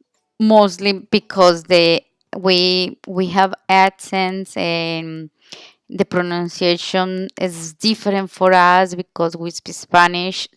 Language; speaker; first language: English; non-native, learner; Spanish